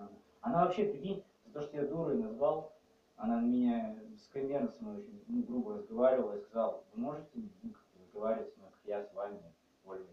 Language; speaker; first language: Russian; native; Russian